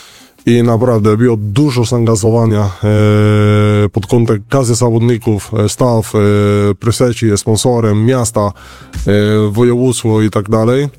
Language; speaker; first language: Polish; non-native, learner; Spanish